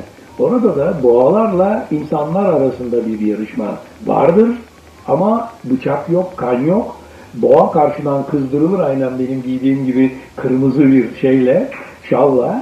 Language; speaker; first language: Turkish; native; Turkish